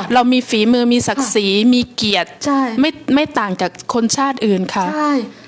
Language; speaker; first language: Thai; native; Thai